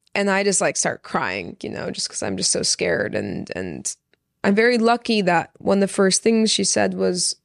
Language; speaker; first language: English; early bilingual, other home language; Persian